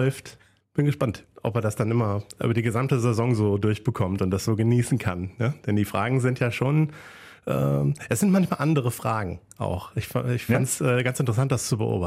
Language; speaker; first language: German; native; German